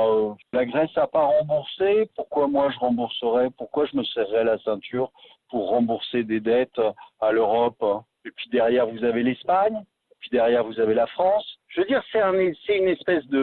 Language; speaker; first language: French; native; French